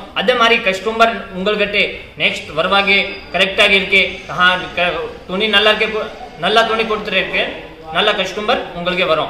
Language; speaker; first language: Tamil; non-native, learner; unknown